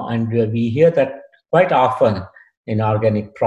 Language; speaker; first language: English; non-native, local second language; Kannada